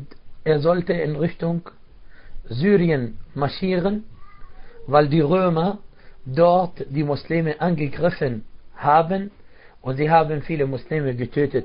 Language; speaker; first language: German; non-native, fluent; Arabic